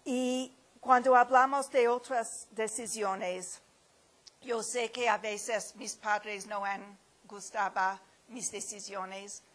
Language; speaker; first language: Spanish; non-native, fluent; English